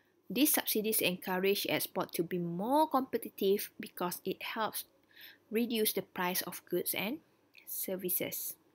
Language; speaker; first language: English; non-native, local second language; Malay